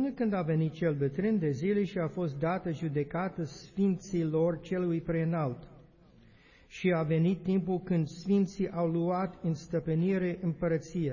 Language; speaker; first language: Romanian; non-native, learner; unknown